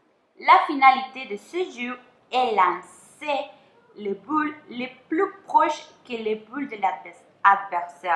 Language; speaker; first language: French; non-native, learner; Spanish